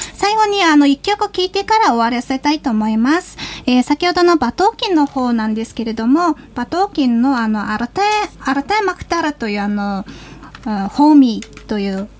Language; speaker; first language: Japanese; non-native, fluent; Mongolian